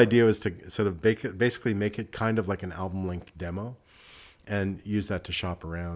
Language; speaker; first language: English; native; English